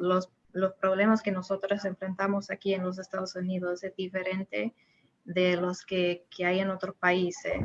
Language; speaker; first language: Spanish; non-native, learner; English